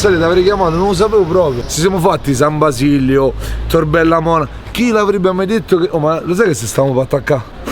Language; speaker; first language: Italian; native; Italian